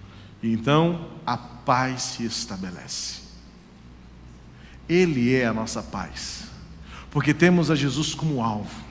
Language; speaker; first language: Portuguese; native; Portuguese